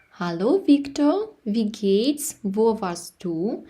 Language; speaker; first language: German; non-native, fluent; Ukrainian